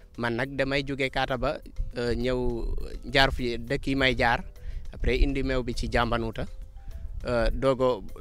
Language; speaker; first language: Wolof; non-native, local second language; Fula